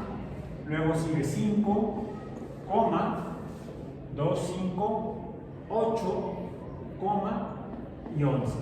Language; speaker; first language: Spanish; native; Spanish